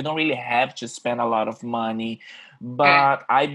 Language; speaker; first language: English; non-native, fluent; Portuguese